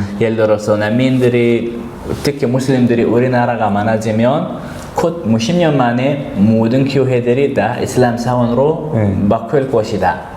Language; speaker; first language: Korean; non-native, fluent; Arabic